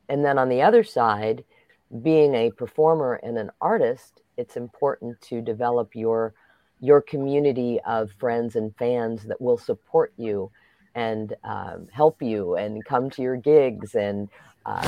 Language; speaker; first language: English; native; English